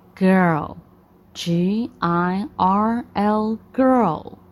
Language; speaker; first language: English; non-native, fluent; Chinese